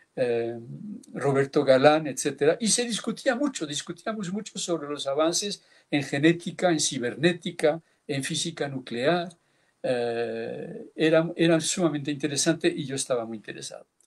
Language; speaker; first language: Spanish; early bilingual, heritage; Basque